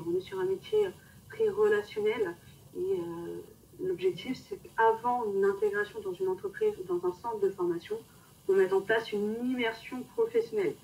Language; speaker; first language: French; native; French